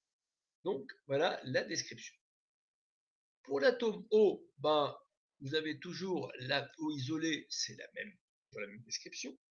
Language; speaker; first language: French; native; French